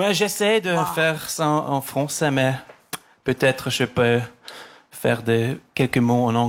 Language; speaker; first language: French; non-native, local second language; German